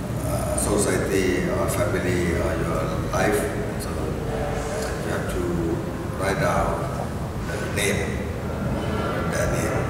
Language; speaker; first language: English; non-native, learner; Thai